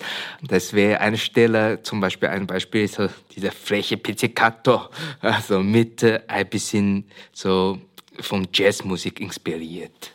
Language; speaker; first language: German; non-native, learner; Chinese